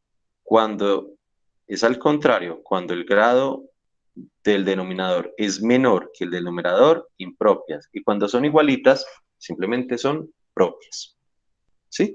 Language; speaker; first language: Spanish; native; Spanish